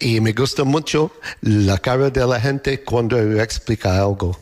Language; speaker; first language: Spanish; non-native, learner; English